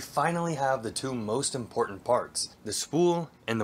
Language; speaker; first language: English; native; English